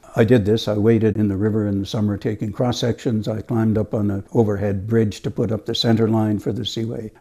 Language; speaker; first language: English; native; English